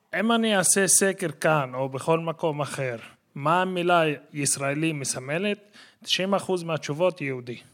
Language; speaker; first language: Hebrew; non-native, local second language; Arabic